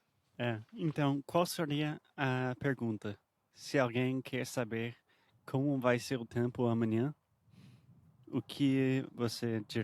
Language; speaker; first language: Portuguese; non-native, fluent; English